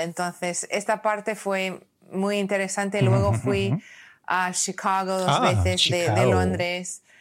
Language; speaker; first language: Spanish; non-native, learner; English